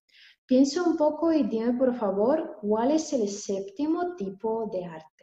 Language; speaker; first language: Spanish; non-native, fluent; Russian